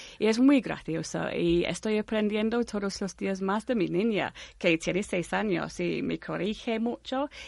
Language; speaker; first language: Spanish; non-native, fluent; English